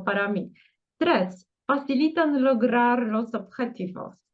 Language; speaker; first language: Spanish; non-native, fluent; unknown